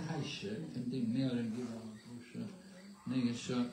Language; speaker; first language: Chinese; non-native, learner; English